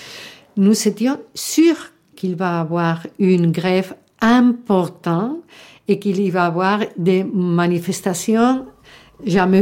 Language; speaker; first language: French; non-native, fluent; Spanish